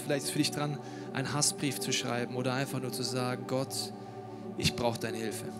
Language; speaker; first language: German; native; German